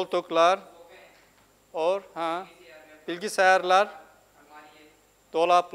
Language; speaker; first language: Turkish; non-native, fluent; Urdu